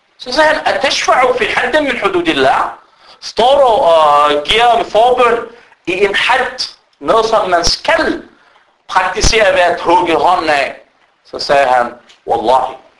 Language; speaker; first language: Danish; early bilingual, other home language; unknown